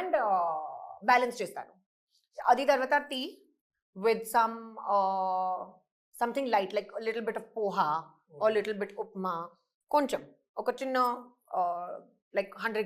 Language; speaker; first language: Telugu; non-native, local second language; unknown